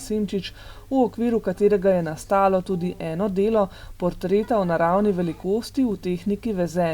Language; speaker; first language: Slovenian; native; Slovenian